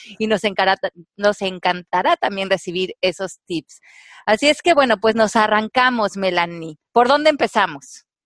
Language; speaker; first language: Spanish; native; Spanish